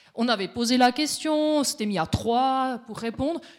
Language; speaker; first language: French; native; French